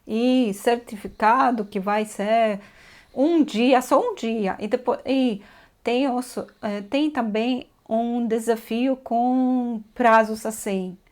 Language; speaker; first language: Portuguese; non-native, fluent; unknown